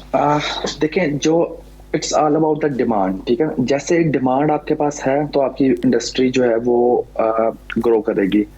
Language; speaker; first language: Urdu; non-native, local second language; Punjabi